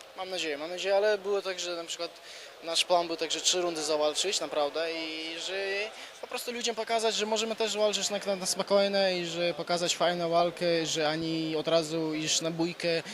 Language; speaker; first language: Polish; non-native, fluent; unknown